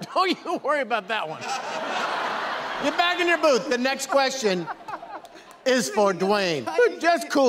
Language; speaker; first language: English; native; English